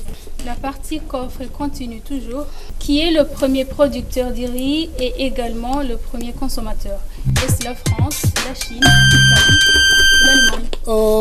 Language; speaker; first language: French; non-native, local second language; Comorian